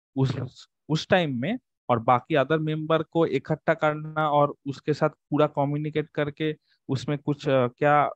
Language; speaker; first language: Hindi; non-native, local second language; Bangla